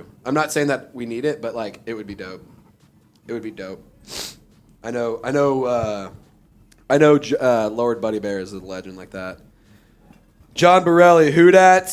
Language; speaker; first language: English; native; English